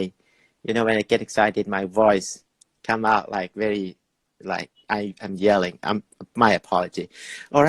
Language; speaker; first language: English; non-native, fluent; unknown